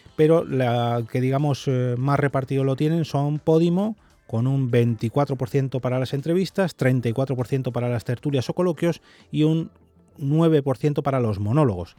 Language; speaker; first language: Spanish; native; Spanish